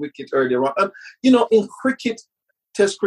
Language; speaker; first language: English; early bilingual, other home language; Jamaican Creole English